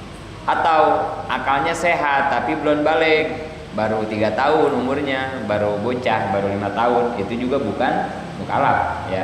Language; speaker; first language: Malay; non-native, local second language; Sundanese